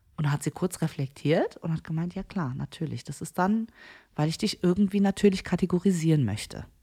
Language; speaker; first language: German; early bilingual, other home language; Korean